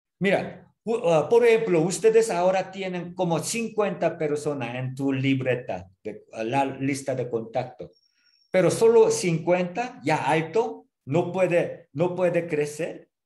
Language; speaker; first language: Spanish; non-native, learner; Korean